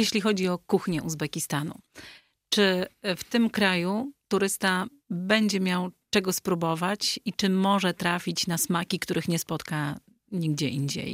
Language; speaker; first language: Polish; native; Polish